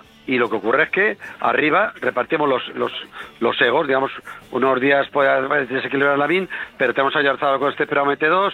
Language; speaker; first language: Spanish; native; Spanish